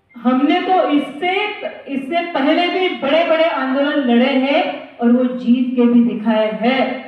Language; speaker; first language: Hindi; non-native, local second language; Marathi